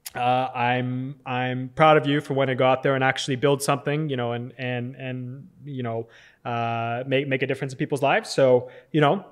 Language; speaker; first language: English; native; English